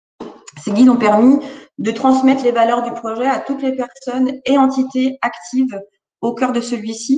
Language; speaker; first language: French; native; French